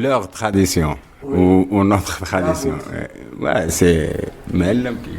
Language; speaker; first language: French; non-native, local second language; Arabic